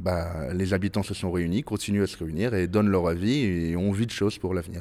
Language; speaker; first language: French; native; French